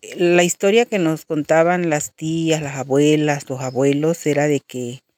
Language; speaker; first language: Spanish; native; Spanish